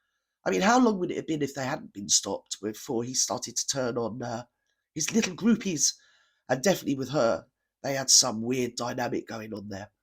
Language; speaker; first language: English; native; English